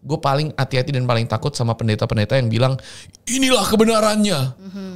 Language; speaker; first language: Indonesian; native; Indonesian